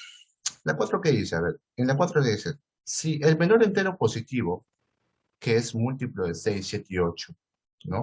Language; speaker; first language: Spanish; native; Spanish